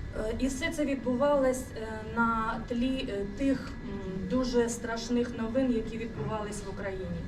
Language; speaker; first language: Ukrainian; non-native, local second language; Russian